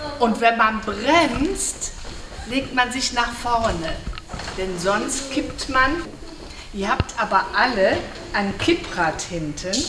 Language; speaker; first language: German; native; German